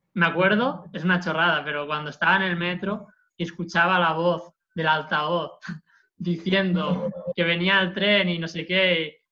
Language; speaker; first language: Spanish; native; Spanish